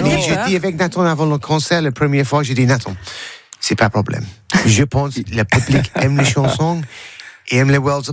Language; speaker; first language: French; non-native, learner; English